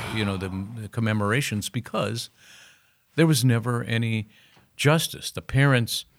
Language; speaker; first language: English; native; English